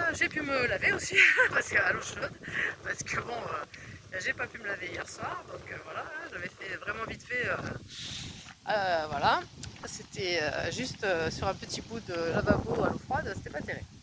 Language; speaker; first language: French; native; French